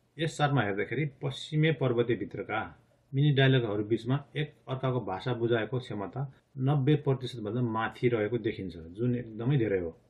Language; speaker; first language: Nepali; non-native, local second language; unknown